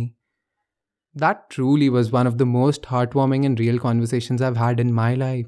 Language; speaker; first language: English; non-native, local second language; Hindi